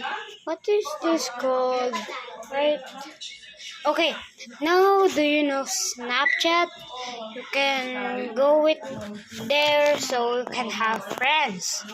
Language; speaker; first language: English; non-native, local second language; Filipino